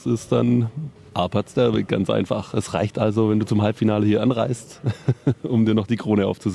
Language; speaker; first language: German; native; German